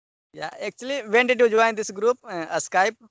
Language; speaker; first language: English; non-native, learner; Hindi